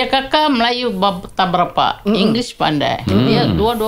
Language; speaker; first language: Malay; non-native, local second language; Tamil